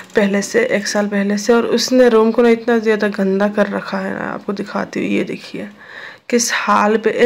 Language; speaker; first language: Hindi; non-native, local second language; Assamese